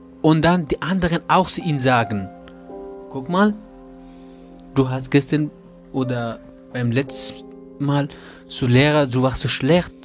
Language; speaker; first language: German; non-native, learner; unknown